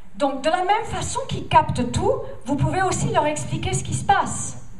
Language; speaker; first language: French; non-native, fluent; English